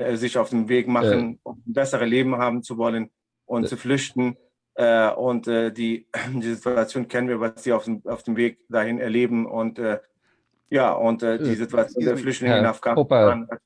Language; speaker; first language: German; non-native, fluent; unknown